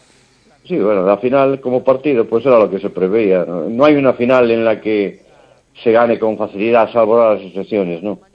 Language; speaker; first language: Spanish; native; Spanish